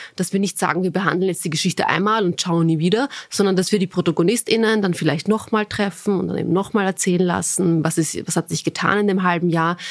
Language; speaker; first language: German; early bilingual, other home language; Bosnian